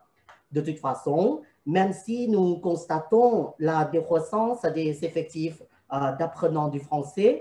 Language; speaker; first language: French; non-native, fluent; Thai